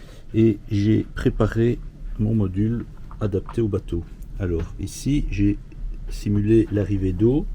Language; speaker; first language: French; native; French